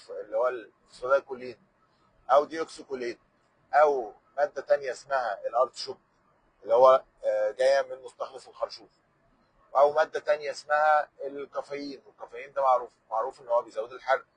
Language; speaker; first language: Arabic; native; Arabic